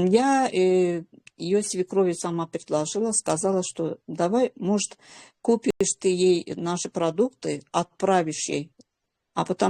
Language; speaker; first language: Russian; non-native, local second language; Azerbaijani